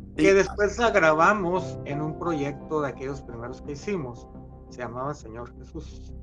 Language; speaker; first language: Spanish; native; Spanish